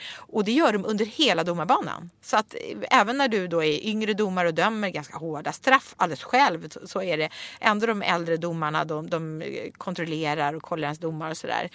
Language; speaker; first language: Swedish; native; Swedish